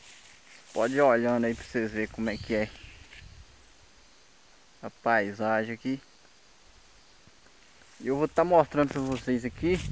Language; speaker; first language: Portuguese; native; Portuguese